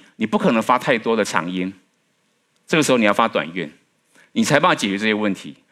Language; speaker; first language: Chinese; native; Chinese